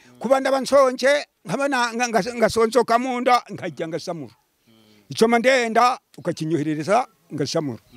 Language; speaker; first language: Kinyarwanda; native; Kinyarwanda